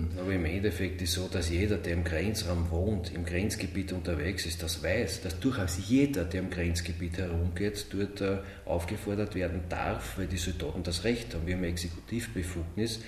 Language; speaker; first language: German; native; German